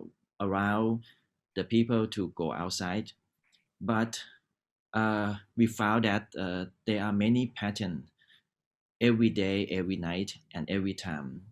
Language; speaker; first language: English; non-native, learner; Thai